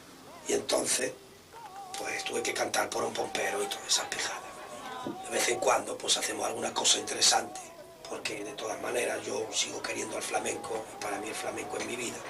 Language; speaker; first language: Spanish; native; Spanish